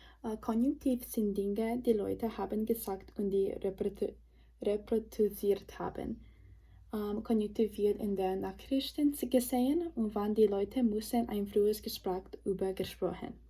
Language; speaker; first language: German; non-native, learner; English